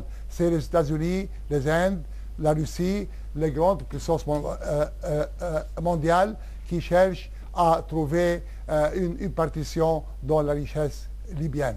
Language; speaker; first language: French; non-native, local second language; Arabic